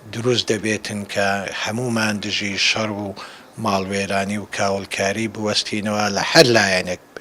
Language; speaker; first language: Central Kurdish; non-native, local second language; Assyrian Neo-Aramaic